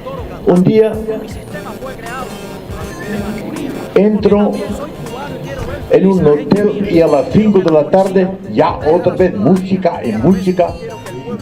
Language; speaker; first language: Spanish; non-native, fluent; Dutch